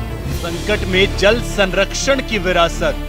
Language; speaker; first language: Hindi; native; Hindi